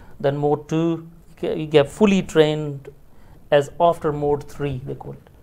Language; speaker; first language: English; non-native, fluent; Punjabi